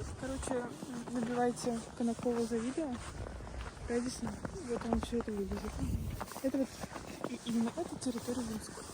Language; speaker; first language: Russian; native; Russian